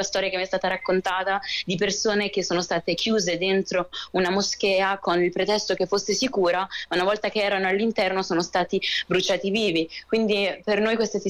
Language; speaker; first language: Italian; non-native, fluent; Arabic